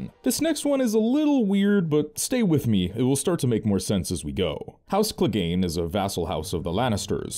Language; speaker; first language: English; native; English